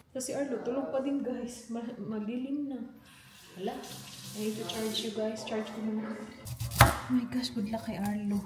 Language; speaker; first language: Filipino; non-native, local second language; Cebuano